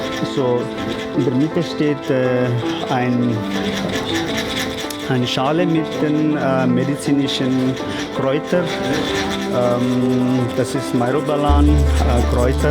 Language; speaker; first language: German; non-native, fluent; Tibetan